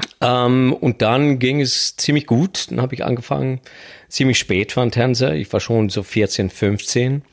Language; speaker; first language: German; non-native, fluent; Swedish